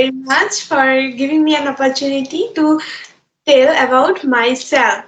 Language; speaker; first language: English; non-native, learner; Bangla